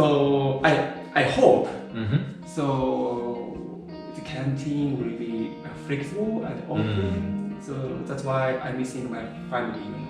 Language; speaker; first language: English; non-native, learner; Japanese